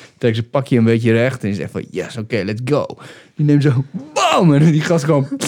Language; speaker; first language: Dutch; early bilingual, other home language; Bulgarian